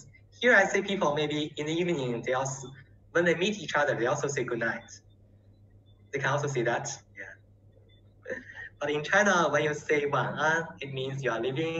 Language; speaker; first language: English; non-native, learner; Chinese